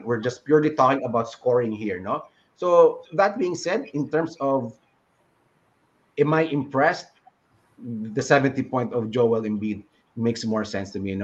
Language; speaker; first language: English; non-native, local second language; Filipino